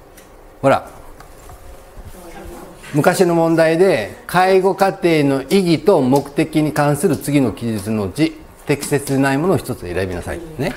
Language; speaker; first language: Japanese; native; Japanese